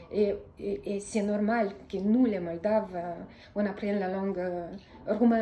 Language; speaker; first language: French; non-native, fluent; Romanian